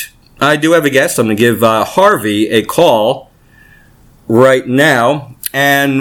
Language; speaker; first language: English; native; English